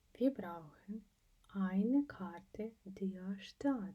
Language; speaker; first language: German; non-native, fluent; Ukrainian